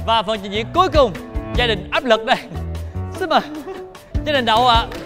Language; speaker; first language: Vietnamese; native; Vietnamese